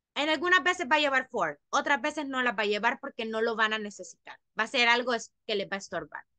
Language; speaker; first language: Spanish; native; Spanish